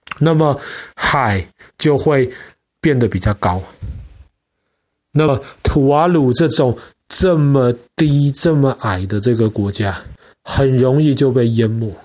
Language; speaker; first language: Chinese; native; Chinese